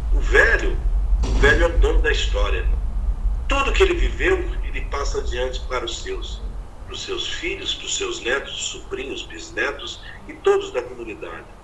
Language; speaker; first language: Portuguese; native; Portuguese